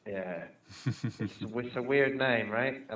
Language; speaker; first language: English; non-native, fluent; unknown